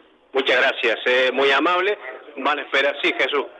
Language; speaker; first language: Spanish; native; Spanish